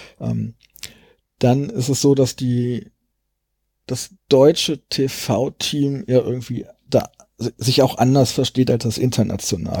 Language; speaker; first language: German; native; German